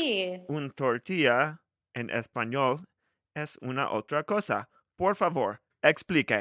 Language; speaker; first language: Spanish; non-native, learner; English